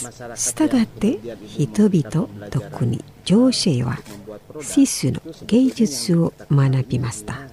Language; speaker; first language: Japanese; non-native, learner; Indonesian